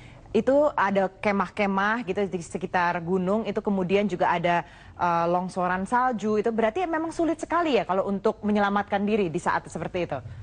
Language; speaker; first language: Indonesian; native; Indonesian